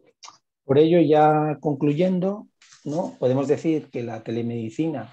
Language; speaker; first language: Spanish; native; Spanish